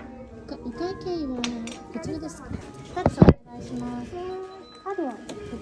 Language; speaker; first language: Japanese; non-native, learner; Korean